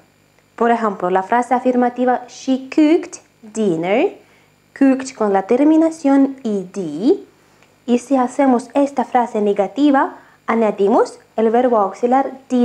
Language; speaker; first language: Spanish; non-native, fluent; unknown